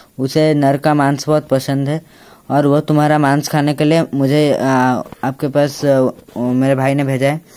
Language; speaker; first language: Hindi; native; Hindi